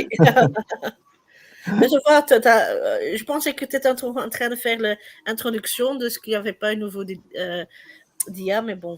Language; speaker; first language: French; non-native, learner; Dutch